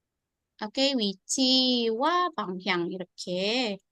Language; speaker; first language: Korean; non-native, fluent; Indonesian